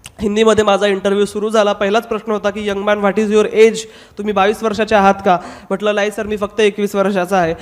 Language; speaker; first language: Marathi; non-native, local second language; Hindi